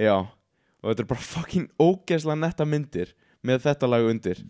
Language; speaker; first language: Icelandic; native; Icelandic